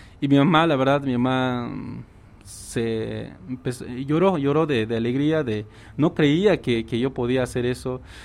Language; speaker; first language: Spanish; non-native, local second language; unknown